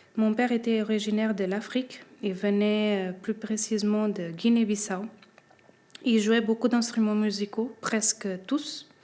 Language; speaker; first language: French; early bilingual, other home language; Portuguese